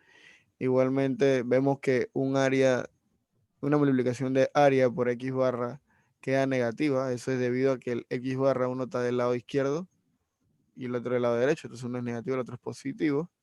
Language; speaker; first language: Spanish; native; Spanish